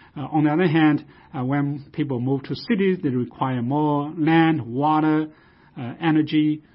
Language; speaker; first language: English; non-native, fluent; Chinese